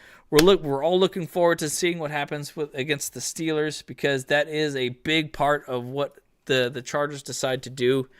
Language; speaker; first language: English; native; English